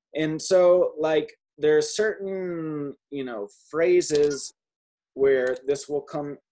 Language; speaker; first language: English; native; English